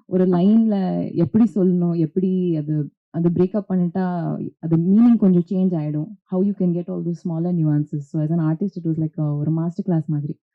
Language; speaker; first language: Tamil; non-native, learner; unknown